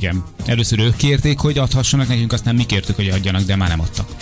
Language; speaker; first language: Hungarian; native; Hungarian